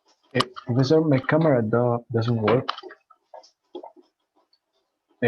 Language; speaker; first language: English; non-native, learner; Spanish